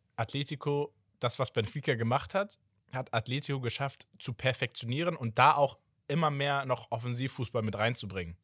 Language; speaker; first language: German; early bilingual, other home language; Portuguese